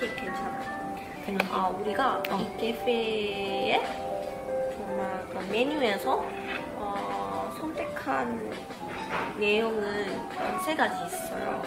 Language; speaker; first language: Korean; non-native, learner; Malay